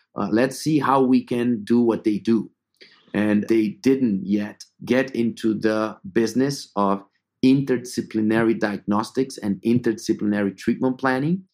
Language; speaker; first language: English; non-native, fluent; Portuguese